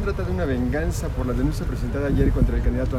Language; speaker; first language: Spanish; native; Spanish